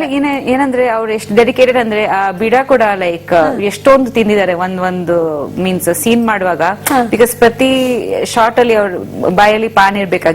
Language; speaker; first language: Kannada; non-native, fluent; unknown